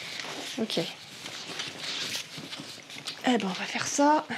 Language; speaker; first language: French; native; French